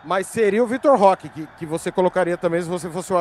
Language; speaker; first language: Portuguese; native; Portuguese